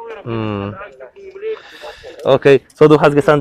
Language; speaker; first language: German; non-native, learner; Spanish